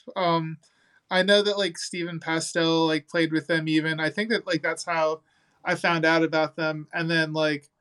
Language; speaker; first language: English; native; English